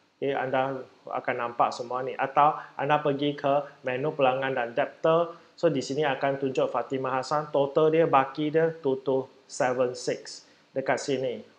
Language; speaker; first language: Malay; native; Malay